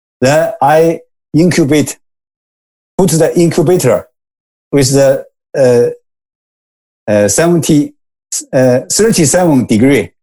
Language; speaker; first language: English; non-native, learner; Japanese